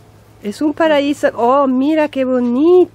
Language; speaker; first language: Spanish; non-native, fluent; Swedish